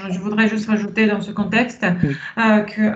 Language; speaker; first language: French; non-native, fluent; Bulgarian